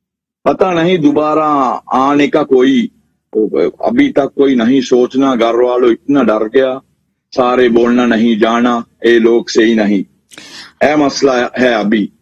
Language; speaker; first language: Hindi; non-native, learner; Sinhala